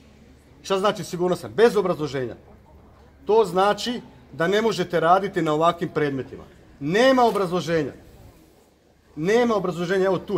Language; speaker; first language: Croatian; native; Croatian